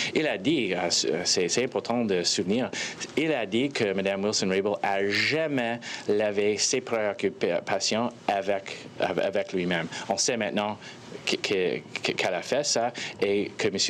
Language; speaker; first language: French; non-native, fluent; English